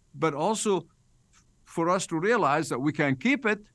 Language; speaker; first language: English; non-native, fluent; Arabic